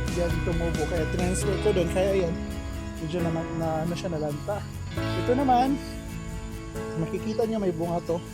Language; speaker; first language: Filipino; non-native, local second language; Cebuano